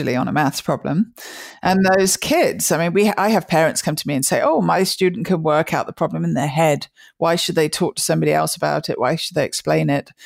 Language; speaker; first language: English; native; English